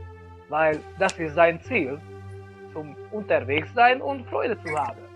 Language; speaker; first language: German; non-native, learner; Hungarian